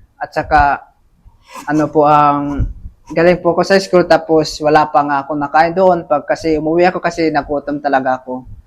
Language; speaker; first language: Filipino; non-native, local second language; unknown